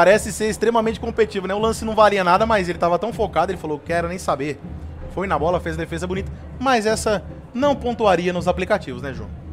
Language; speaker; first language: Portuguese; native; Portuguese